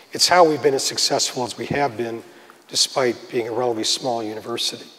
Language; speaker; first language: English; native; English